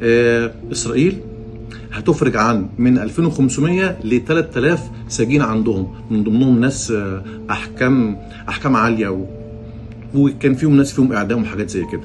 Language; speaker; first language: Arabic; native; Arabic